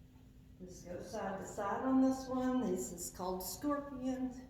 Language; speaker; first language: English; native; English